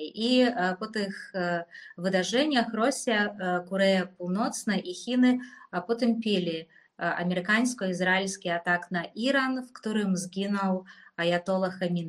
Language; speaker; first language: Polish; non-native, fluent; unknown